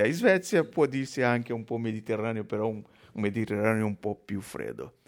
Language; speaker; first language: Italian; non-native, fluent; Portuguese